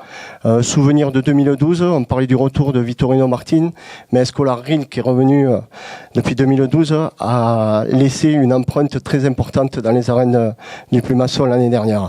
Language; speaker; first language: French; native; French